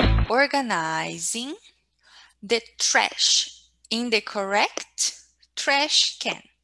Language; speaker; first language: English; non-native, fluent; Portuguese